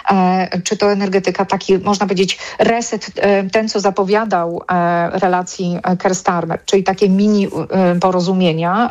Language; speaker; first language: Polish; native; Polish